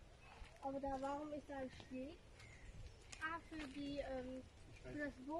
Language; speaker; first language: German; non-native, learner; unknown